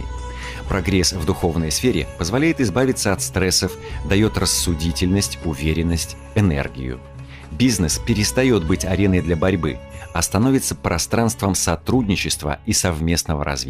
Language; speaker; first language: Russian; native; Russian